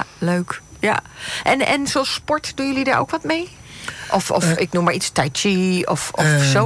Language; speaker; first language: Dutch; native; Dutch